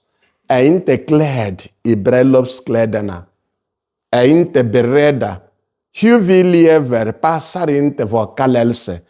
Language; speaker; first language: Swedish; non-native, fluent; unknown